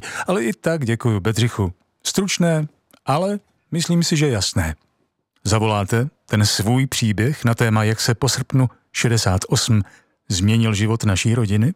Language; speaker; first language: Czech; native; Czech